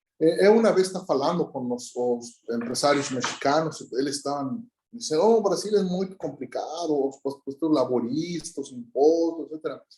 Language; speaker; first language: Portuguese; non-native, learner; Spanish